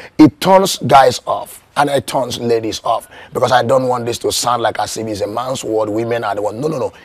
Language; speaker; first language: English; non-native, local second language; Igbo